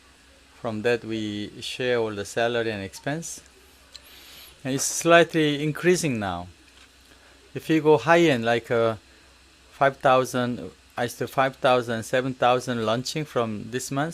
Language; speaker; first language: English; non-native, learner; Korean